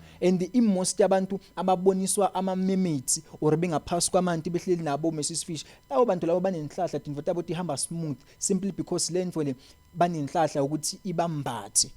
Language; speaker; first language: Zulu; non-native, local second language; Swati